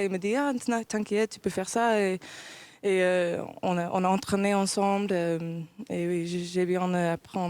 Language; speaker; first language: French; early bilingual, heritage; English